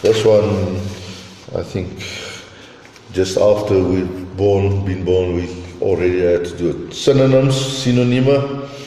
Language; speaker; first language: English; non-native, local second language; Afrikaans